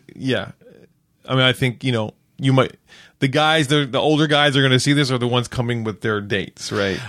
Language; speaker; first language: English; native; English